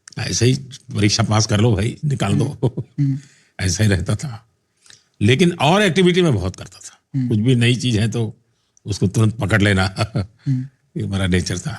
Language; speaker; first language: Hindi; non-native, local second language; Gujarati